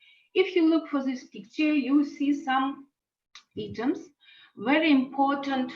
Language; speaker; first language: English; non-native, learner; Russian